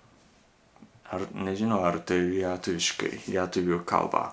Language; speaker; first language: Lithuanian; non-native, learner; Japanese